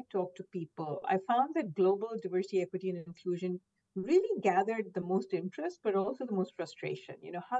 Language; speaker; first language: English; non-native, local second language; Hindi